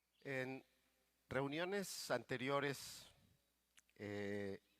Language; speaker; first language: Spanish; native; Spanish